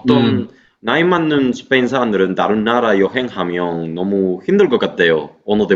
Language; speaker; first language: Korean; non-native, learner; Spanish